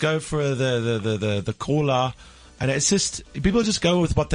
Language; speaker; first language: English; native; English